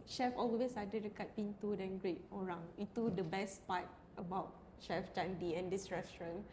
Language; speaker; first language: Malay; native; Malay